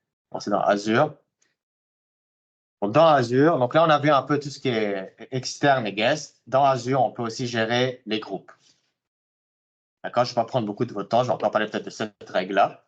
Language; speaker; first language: French; native; French